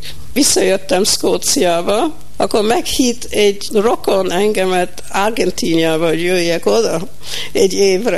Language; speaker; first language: Hungarian; early bilingual, heritage; Hungarian